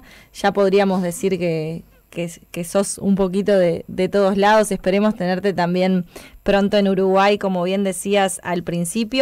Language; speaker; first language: Spanish; native; Spanish